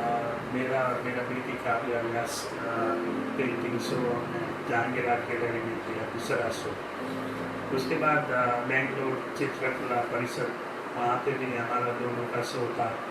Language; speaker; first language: Hindi; non-native, local second language; Gujarati